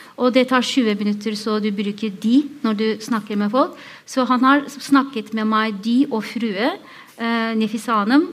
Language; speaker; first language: Norwegian; non-native, fluent; Turkish